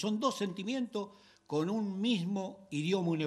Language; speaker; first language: Spanish; native; Spanish